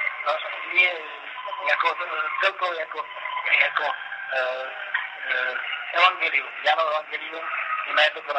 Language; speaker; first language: Czech; non-native, local second language; Romany